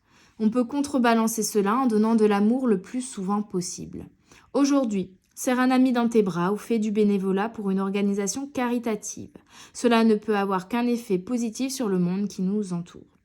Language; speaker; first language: French; native; French